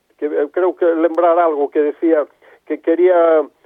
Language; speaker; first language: Spanish; non-native, local second language; Galician